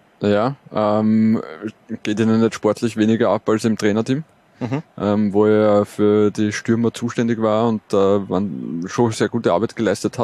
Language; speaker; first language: German; native; German